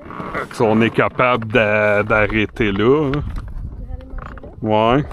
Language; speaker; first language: French; native; French